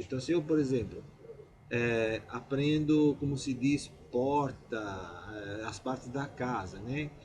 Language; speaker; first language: Portuguese; non-native, fluent; Italian